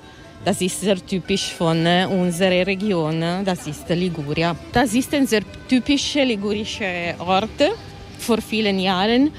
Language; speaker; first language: German; non-native, learner; Italian